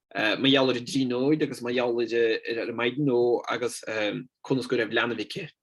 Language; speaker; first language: Irish; non-native, fluent; Italian